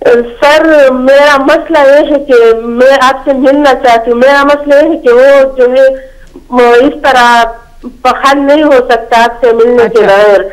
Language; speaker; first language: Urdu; non-native, local second language; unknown